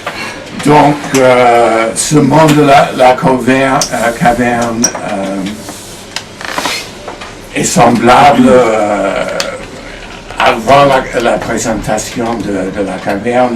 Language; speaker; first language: French; non-native, fluent; English